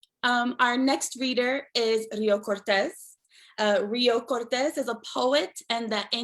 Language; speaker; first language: English; native; English